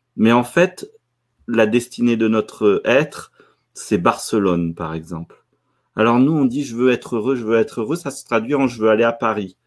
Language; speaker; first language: French; native; French